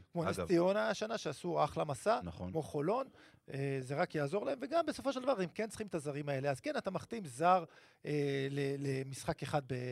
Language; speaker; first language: Hebrew; native; Hebrew